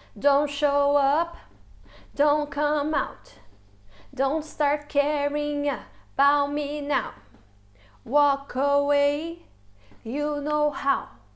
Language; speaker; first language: English; non-native, fluent; Portuguese